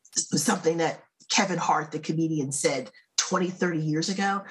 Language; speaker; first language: English; native; English